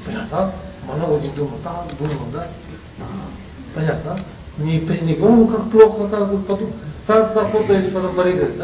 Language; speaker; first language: Russian; non-native, learner; Tibetan